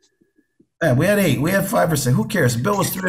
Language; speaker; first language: English; native; English